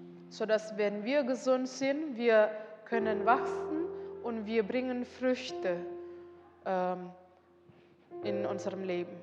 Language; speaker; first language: German; non-native, learner; Indonesian